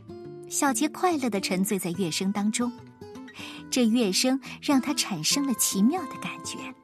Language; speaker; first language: Chinese; native; Chinese